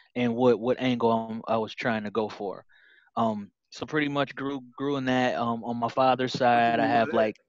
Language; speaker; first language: English; native; English